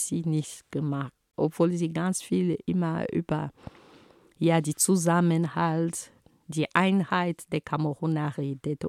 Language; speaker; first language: German; non-native, fluent; Ghomala